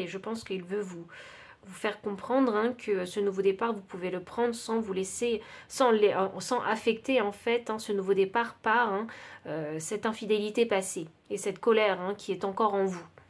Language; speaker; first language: French; native; French